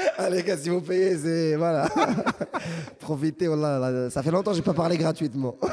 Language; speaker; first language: French; non-native, local second language; Arabic